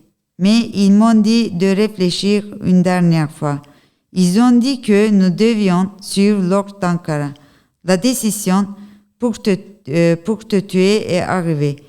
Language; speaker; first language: French; non-native, learner; Turkish